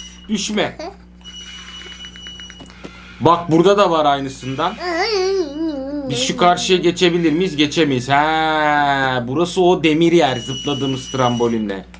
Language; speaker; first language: Turkish; native; Turkish